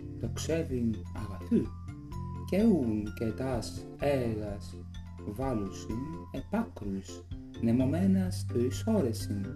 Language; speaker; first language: Greek; non-native, learner; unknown